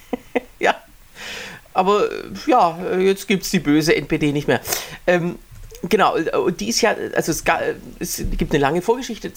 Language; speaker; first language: German; native; German